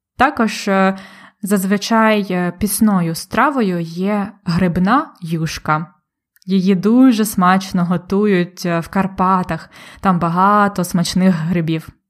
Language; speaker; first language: Ukrainian; native; Ukrainian